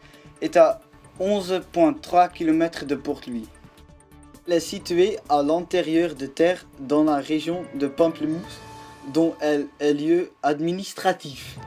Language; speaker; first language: French; non-native, learner; Dutch